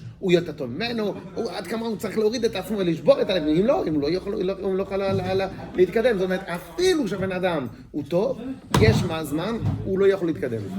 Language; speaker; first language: Hebrew; non-native, fluent; French